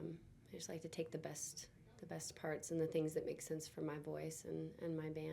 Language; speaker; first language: English; native; English